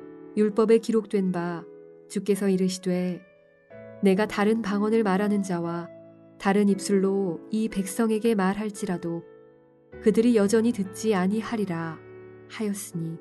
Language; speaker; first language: Korean; native; Korean